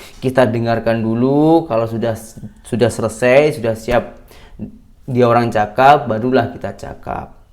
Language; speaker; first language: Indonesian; native; Indonesian